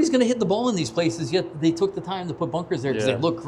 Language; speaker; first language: English; native; English